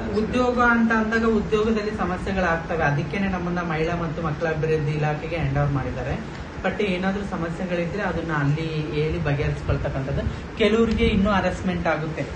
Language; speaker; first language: Kannada; native; Kannada